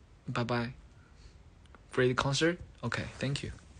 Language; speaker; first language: English; non-native, learner; Chinese